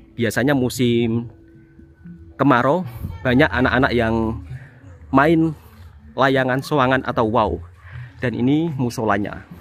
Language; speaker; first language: Indonesian; native; Indonesian